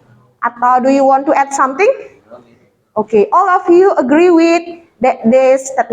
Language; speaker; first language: English; non-native, fluent; Indonesian